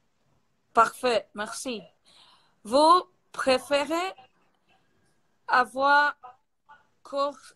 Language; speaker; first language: French; non-native, learner; Portuguese